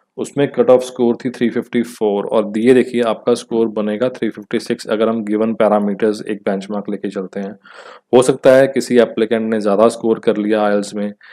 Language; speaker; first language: Hindi; non-native, local second language; Punjabi